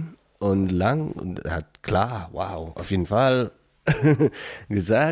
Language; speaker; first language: German; non-native, learner; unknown